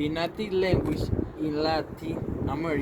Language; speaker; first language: English; non-native, learner; Spanish